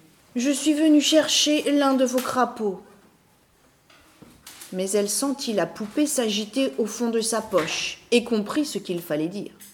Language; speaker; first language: French; native; French